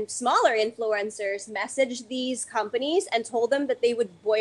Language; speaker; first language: English; non-native, local second language; Filipino